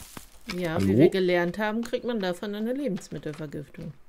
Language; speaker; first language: German; native; German